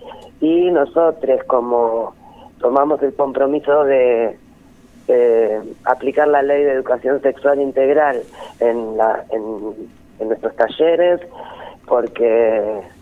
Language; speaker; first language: Spanish; native; Spanish